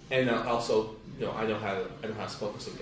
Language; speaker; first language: English; native; English